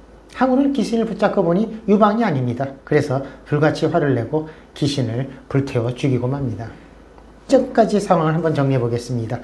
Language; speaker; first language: Korean; native; Korean